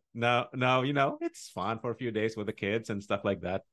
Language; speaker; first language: English; non-native, fluent; Arabic